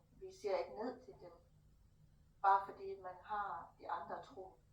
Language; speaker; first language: Danish; non-native, fluent; Thai